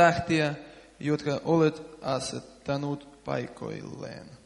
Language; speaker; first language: Finnish; non-native, learner; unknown